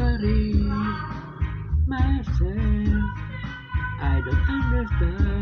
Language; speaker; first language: English; non-native, local second language; Cebuano